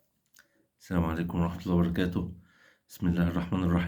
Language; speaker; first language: Arabic; native; Arabic